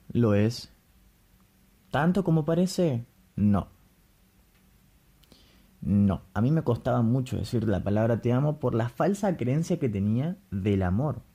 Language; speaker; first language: Spanish; native; Spanish